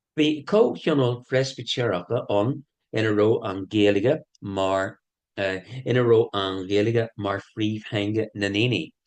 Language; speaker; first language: Irish; non-native, local second language; English